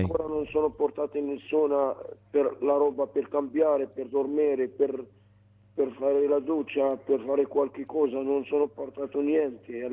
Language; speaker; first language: Italian; non-native, learner; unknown